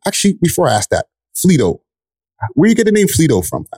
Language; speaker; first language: English; native; English